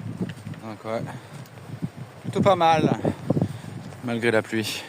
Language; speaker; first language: French; native; French